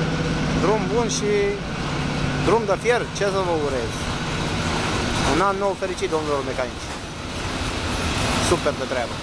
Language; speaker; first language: Romanian; native; Romanian